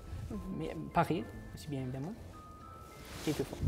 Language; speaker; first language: French; non-native, fluent; Uzbek